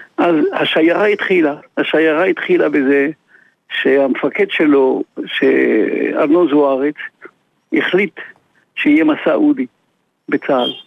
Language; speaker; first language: Hebrew; non-native, fluent; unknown